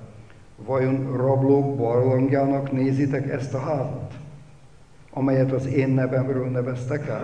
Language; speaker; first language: Hungarian; native; Hungarian